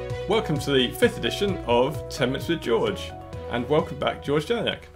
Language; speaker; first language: English; native; English